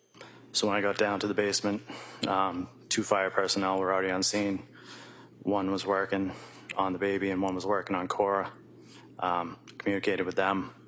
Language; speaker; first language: English; native; English